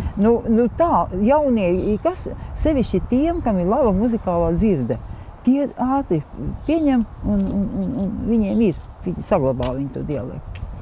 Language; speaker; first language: Latvian; native; Latvian